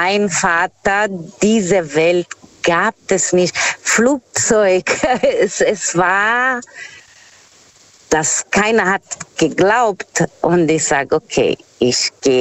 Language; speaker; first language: German; non-native, fluent; Portuguese